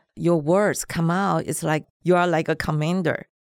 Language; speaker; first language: English; non-native, learner; Chinese